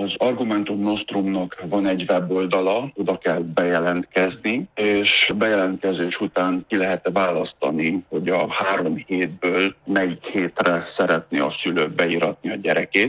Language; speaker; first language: Hungarian; native; Hungarian